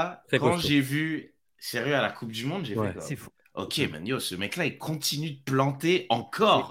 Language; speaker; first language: French; native; French